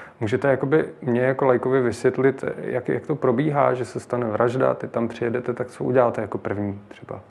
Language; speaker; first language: Czech; native; Czech